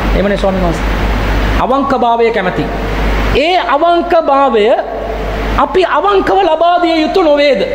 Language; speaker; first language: Sinhala; non-native, local second language; Tamil